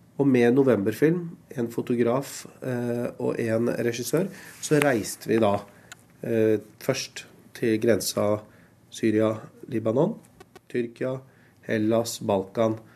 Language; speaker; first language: Norwegian; early bilingual, other home language; Urdu